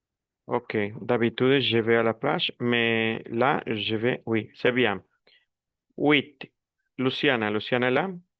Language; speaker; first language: French; non-native, fluent; Spanish